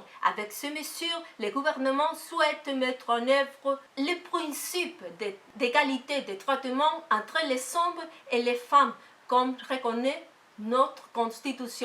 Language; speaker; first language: French; non-native, learner; Spanish